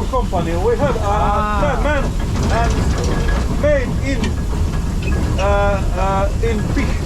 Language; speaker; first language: English; non-native, learner; Bosnian